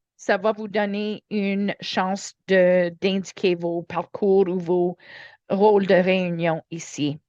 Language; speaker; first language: French; non-native, learner; English